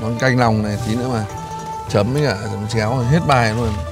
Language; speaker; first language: Vietnamese; native; Vietnamese